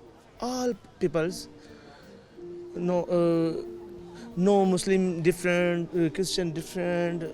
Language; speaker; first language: English; non-native, learner; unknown